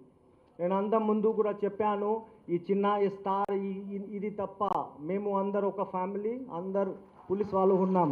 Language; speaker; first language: Telugu; non-native, fluent; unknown